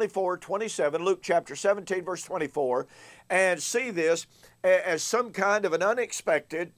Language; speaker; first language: English; native; English